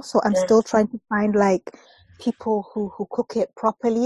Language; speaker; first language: English; native; English